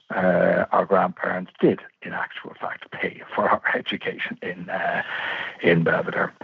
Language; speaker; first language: English; native; English